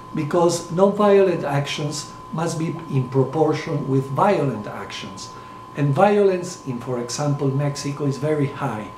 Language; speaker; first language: English; non-native, fluent; Spanish